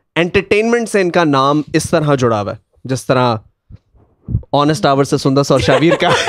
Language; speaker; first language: Urdu; native; Urdu